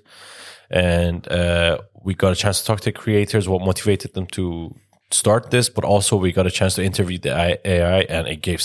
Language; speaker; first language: English; non-native, fluent; Persian